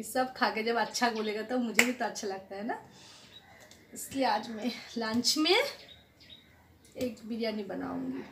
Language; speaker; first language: Hindi; non-native, local second language; Bangla